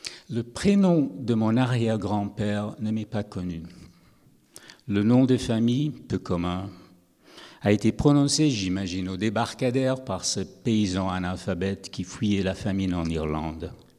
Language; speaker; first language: French; non-native, fluent; English